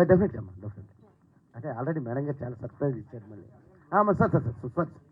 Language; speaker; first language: Telugu; native; Telugu